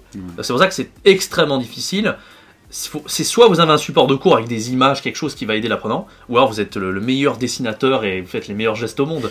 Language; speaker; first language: French; native; French